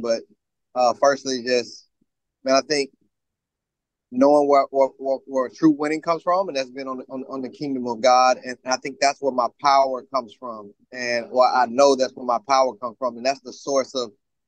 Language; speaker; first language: English; native; English